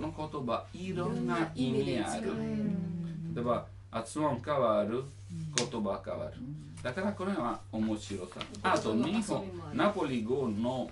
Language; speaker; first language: Japanese; non-native, learner; Italian